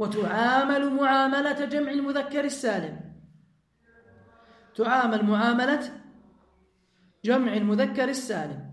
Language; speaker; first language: Arabic; native; Arabic